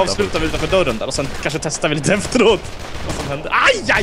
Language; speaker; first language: Swedish; native; Swedish